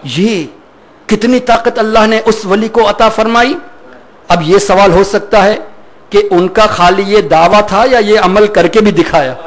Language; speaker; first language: Urdu; non-native, fluent; Memoni